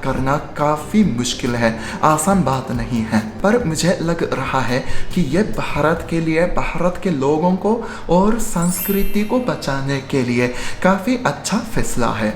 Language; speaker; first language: Hindi; non-native, fluent; Japanese